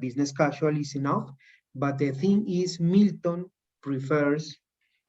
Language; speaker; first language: English; non-native, learner; Spanish